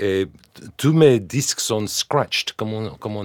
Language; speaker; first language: French; non-native, fluent; English